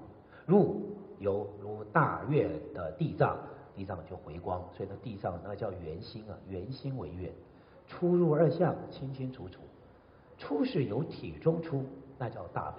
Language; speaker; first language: Chinese; native; Chinese